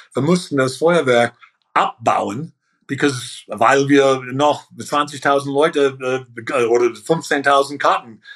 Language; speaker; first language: German; early bilingual, heritage; German